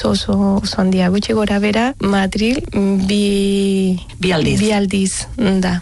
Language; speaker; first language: Basque; non-native, learner; Spanish